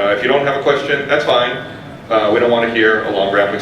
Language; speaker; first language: English; native; English